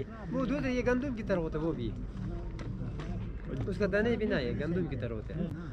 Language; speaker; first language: Hindi; non-native, local second language; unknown